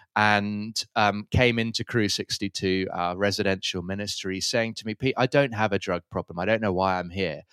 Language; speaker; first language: English; native; English